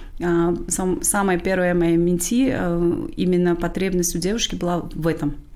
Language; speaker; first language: Russian; non-native, local second language; Tajik